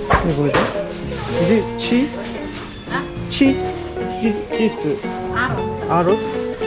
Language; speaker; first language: Korean; native; Korean